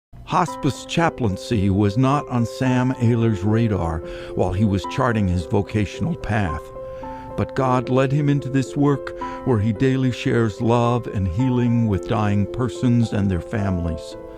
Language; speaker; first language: English; native; English